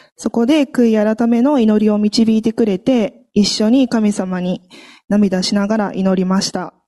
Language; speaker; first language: Japanese; native; Japanese